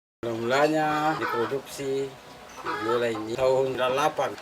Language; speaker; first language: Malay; non-native, local second language; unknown